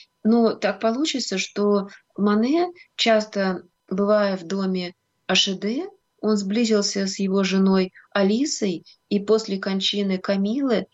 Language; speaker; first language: Russian; native; Russian